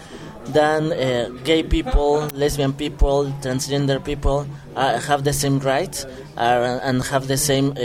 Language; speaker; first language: English; non-native, fluent; Spanish